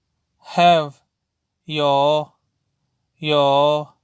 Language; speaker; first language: Chinese; non-native, learner; Urdu